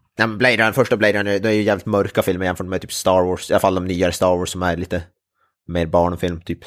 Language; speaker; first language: Swedish; native; Swedish